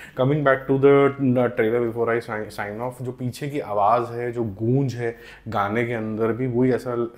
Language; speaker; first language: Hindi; non-native, local second language; Punjabi